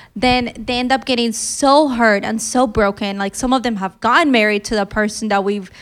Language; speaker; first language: English; early bilingual, other home language; Filipino